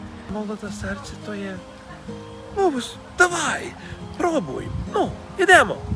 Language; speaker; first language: Ukrainian; non-native, learner; English